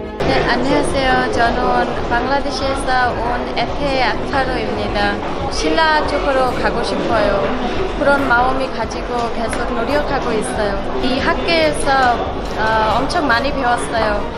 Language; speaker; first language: Korean; non-native, learner; Bangla